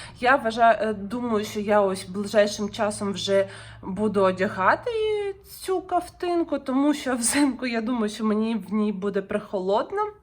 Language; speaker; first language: Ukrainian; non-native, local second language; Russian